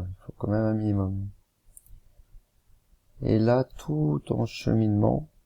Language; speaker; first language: French; native; French